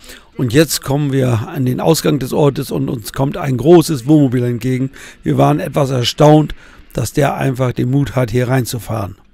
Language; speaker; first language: German; native; German